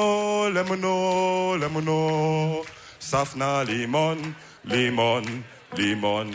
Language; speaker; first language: German; early bilingual, other home language; Wolof